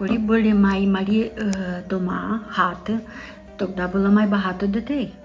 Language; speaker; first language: Ukrainian; non-native, local second language; Romanian